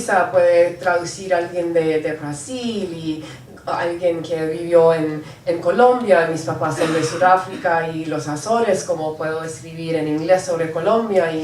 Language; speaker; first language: Spanish; non-native, local second language; English